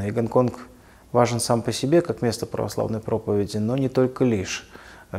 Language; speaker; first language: Russian; native; Russian